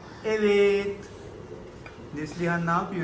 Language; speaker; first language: Turkish; non-native, learner; Urdu